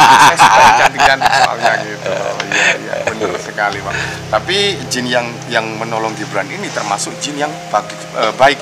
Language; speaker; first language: Indonesian; native; Indonesian